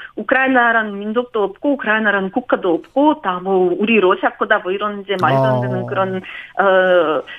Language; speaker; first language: Korean; non-native, fluent; Ukrainian